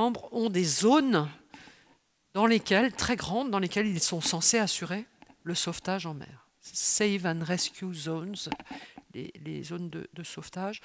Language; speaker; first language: French; native; French